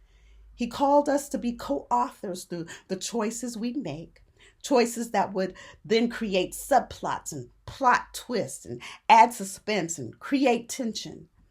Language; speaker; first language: English; native; English